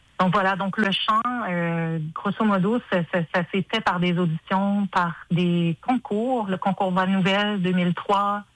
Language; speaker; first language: French; native; French